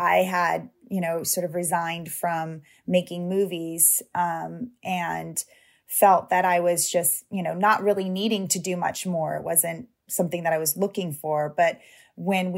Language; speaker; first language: English; native; English